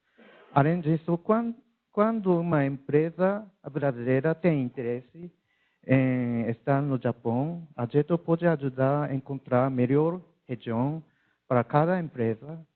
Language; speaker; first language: Portuguese; non-native, learner; Japanese